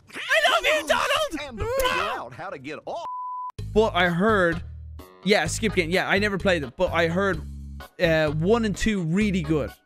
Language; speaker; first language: English; native; English